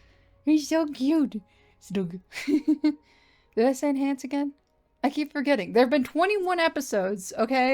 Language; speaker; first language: English; native; English